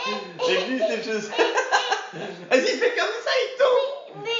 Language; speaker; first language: French; native; French